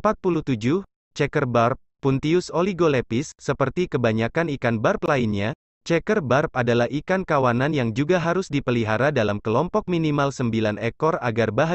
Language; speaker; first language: Indonesian; native; Indonesian